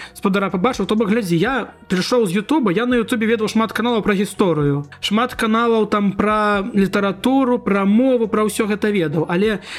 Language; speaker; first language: Belarusian; non-native, local second language; Russian